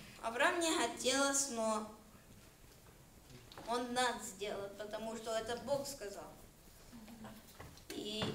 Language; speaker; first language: Russian; early bilingual, heritage; Russian